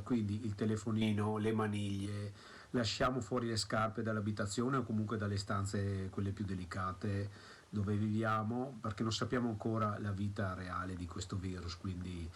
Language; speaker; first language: Italian; native; Italian